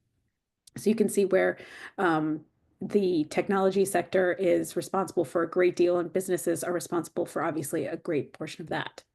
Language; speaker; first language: English; native; English